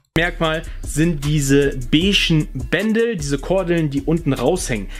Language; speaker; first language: German; early bilingual, other home language; Portuguese